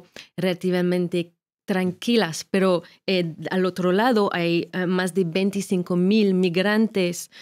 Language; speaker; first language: Spanish; non-native, fluent; French